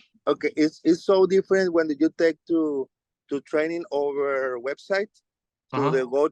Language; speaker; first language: English; non-native, learner; Spanish